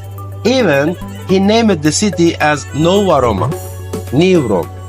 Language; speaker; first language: English; non-native, fluent; Turkish